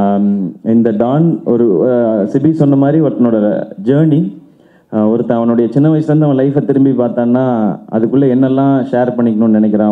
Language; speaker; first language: Tamil; native; Tamil